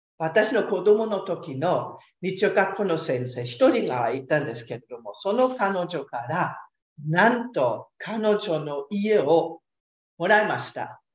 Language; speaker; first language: Japanese; non-native, fluent; German